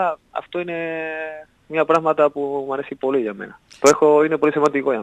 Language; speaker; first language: Greek; non-native, learner; Spanish